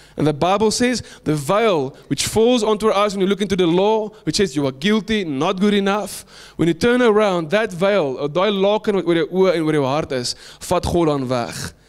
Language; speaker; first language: English; non-native, local second language; Afrikaans